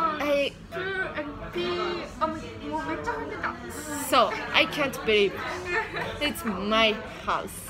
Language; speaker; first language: English; non-native, learner; Japanese